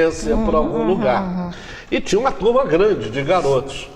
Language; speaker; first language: Portuguese; native; Portuguese